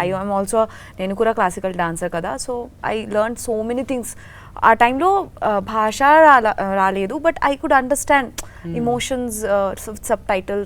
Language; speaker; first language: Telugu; non-native, learner; Bangla